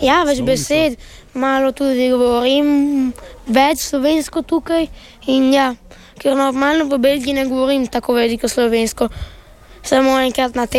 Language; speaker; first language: Slovenian; early bilingual, heritage; Italian